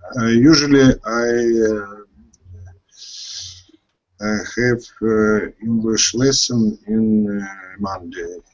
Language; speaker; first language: English; non-native, learner; Russian